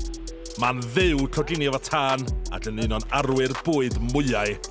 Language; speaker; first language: Welsh; native; Welsh